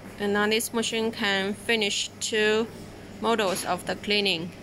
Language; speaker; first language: English; non-native, learner; Chinese